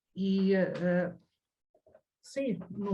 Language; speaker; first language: Portuguese; non-native, fluent; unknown